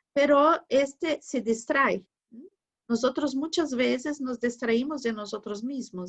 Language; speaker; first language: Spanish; non-native, learner; Portuguese